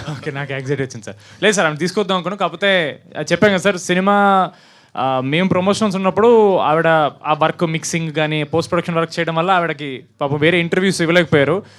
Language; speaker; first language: Telugu; native; Telugu